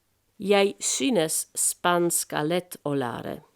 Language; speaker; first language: Norwegian; non-native, fluent; French